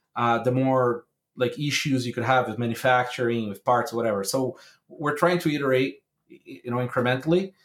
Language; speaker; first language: English; non-native, fluent; Portuguese